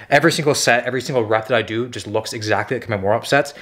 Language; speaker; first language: English; native; English